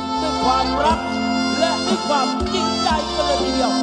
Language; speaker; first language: Thai; native; Thai